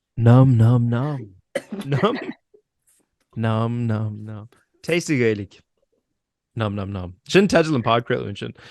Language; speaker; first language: Irish; native; Irish